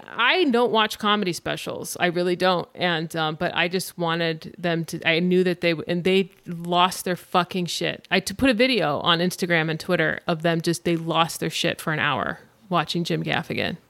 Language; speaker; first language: English; native; English